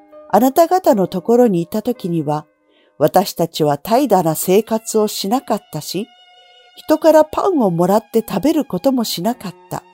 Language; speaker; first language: Japanese; native; Japanese